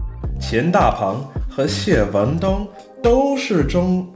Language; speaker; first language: Chinese; non-native, fluent; English